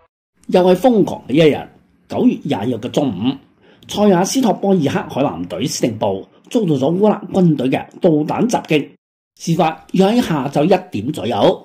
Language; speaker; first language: Chinese; non-native, local second language; Cantonese